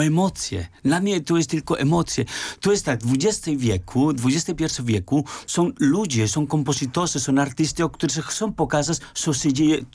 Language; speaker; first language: Polish; non-native, fluent; Spanish